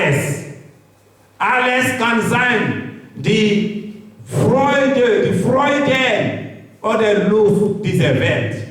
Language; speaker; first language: German; non-native, learner; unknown